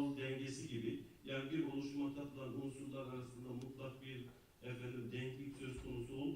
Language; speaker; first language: Turkish; native; Turkish